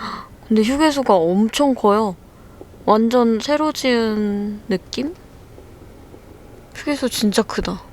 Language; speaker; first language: Korean; native; Korean